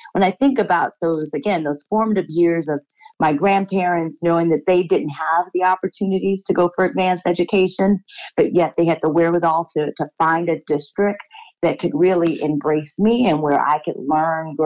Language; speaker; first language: English; native; English